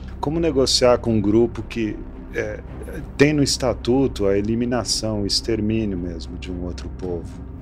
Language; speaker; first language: Portuguese; early bilingual, other home language; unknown